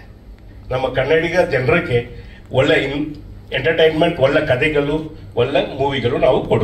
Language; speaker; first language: Kannada; non-native, learner; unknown